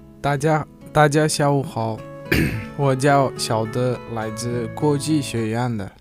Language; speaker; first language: Chinese; non-native, learner; Uzbek